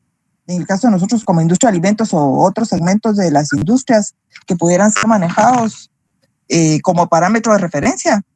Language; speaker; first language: Spanish; native; Spanish